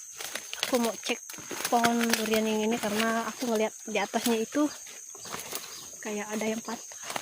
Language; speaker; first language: Indonesian; native; Indonesian